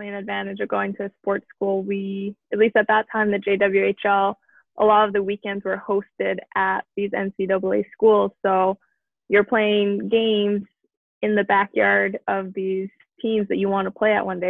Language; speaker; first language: English; native; English